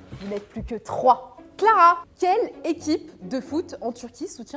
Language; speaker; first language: French; native; French